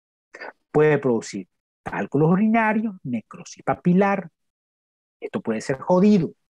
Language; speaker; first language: Spanish; native; Spanish